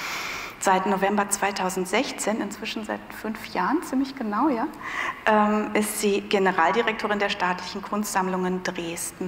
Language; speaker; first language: German; native; German